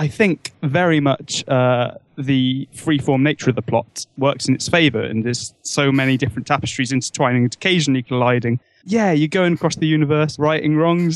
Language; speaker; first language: English; native; English